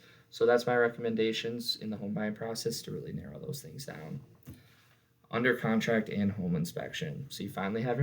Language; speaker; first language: English; native; English